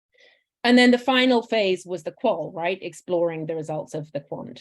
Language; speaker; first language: English; native; English